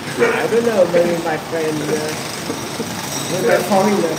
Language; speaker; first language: English; non-native, learner; Vietnamese